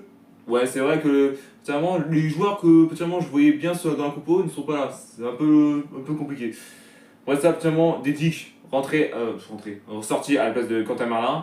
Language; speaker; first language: French; native; French